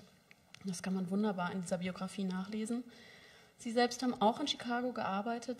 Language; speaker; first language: German; native; German